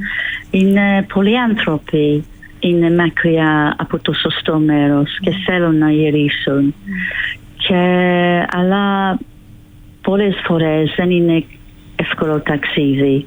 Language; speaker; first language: Greek; non-native, fluent; English